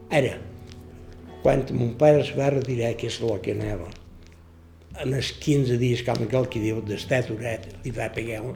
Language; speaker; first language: Catalan; native; Catalan